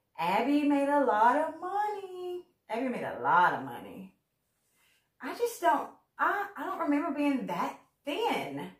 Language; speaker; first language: English; native; English